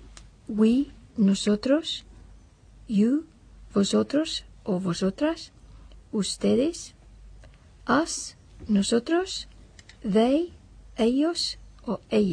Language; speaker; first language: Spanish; non-native, fluent; English